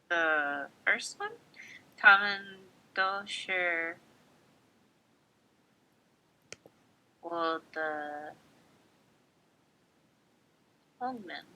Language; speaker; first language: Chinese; non-native, learner; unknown